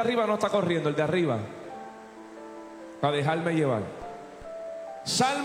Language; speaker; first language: Spanish; native; Spanish